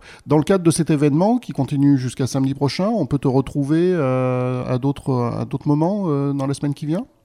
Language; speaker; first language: French; native; French